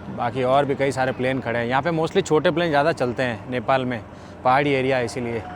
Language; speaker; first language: Hindi; native; Hindi